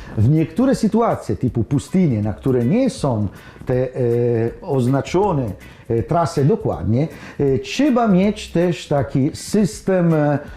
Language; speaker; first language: Polish; non-native, learner; Italian